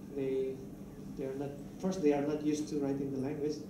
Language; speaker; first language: English; non-native, fluent; Indonesian